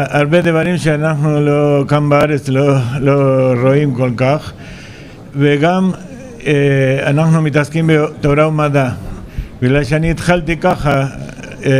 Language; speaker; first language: Hebrew; non-native, fluent; Spanish